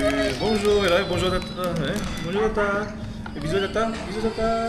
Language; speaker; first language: French; early bilingual, other home language; Lao